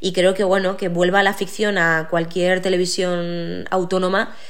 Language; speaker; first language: Spanish; native; Spanish